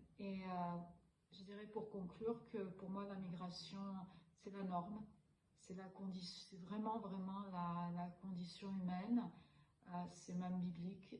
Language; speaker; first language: French; native; French